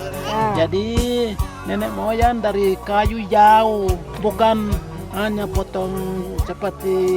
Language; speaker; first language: Indonesian; non-native, local second language; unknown